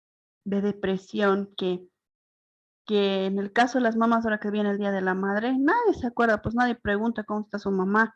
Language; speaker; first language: Spanish; native; Spanish